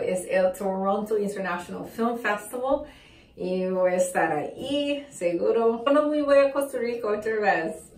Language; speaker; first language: Spanish; non-native, learner; English